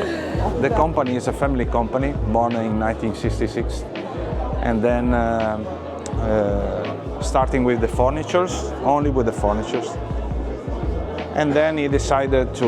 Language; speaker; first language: English; non-native, learner; Italian